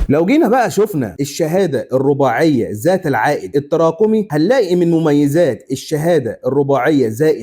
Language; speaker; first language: Arabic; native; Arabic